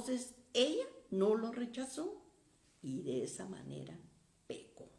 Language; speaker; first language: Spanish; native; Spanish